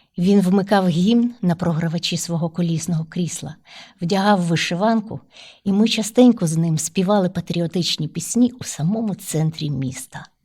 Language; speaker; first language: Ukrainian; non-native, local second language; Russian